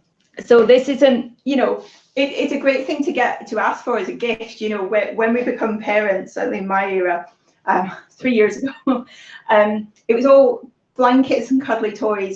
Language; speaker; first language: English; native; English